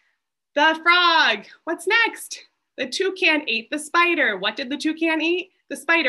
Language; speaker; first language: English; native; English